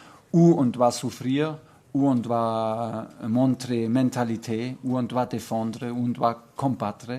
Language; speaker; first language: French; non-native, fluent; German